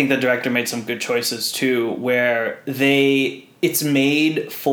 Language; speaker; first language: English; early bilingual, other home language; Filipino